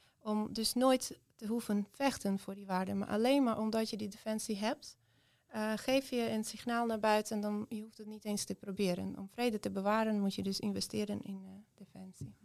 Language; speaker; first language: Dutch; non-native, fluent; Ukrainian